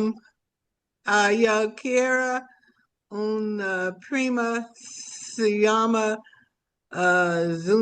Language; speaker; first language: Spanish; non-native, learner; English